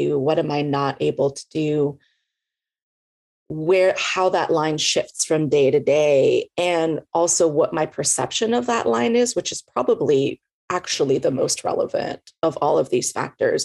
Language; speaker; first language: English; native; English